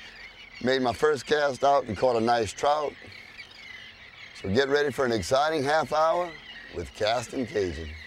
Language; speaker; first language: English; native; English